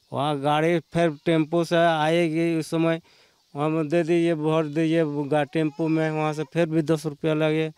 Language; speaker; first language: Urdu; non-native, local second language; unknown